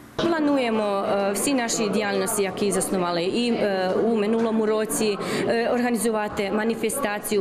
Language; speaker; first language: Ukrainian; early bilingual, heritage; Ukrainian